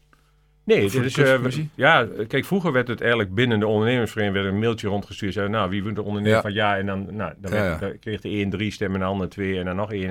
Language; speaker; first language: Dutch; native; Dutch